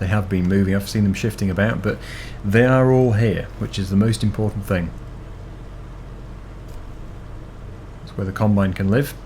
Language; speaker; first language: English; native; English